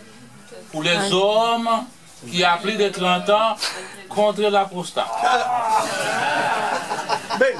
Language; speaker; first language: French; non-native, fluent; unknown